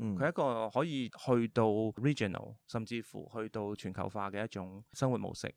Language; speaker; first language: Cantonese; early bilingual, heritage; Cantonese